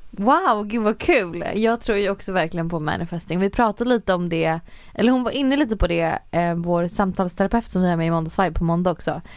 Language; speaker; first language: Swedish; native; Swedish